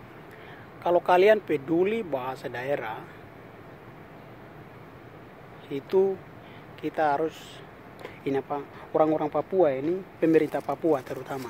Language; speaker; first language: Indonesian; non-native, local second language; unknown